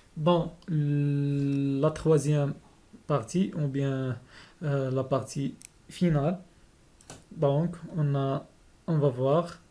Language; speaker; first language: French; non-native, local second language; Arabic